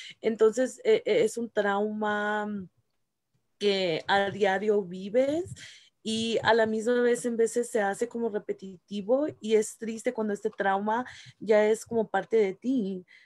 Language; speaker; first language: Spanish; early bilingual, heritage; Spanish